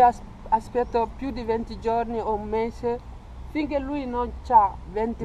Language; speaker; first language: Italian; non-native, fluent; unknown